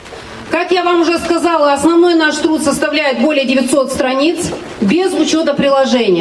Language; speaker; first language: Russian; non-native, local second language; Ingush